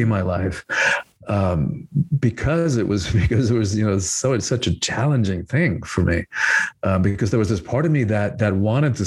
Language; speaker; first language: English; early bilingual, other home language; Spanish